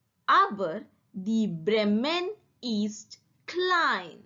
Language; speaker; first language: German; non-native, learner; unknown